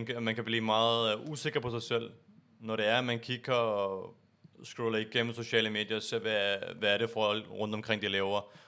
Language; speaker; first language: Danish; early bilingual, other home language; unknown